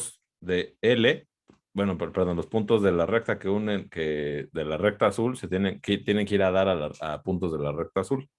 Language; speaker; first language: Spanish; native; Spanish